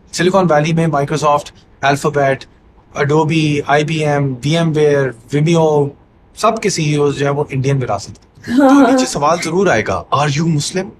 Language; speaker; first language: Urdu; native; Urdu